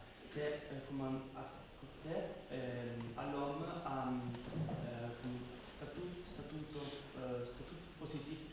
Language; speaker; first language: French; non-native, fluent; Italian